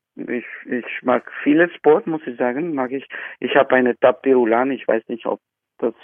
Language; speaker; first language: German; non-native, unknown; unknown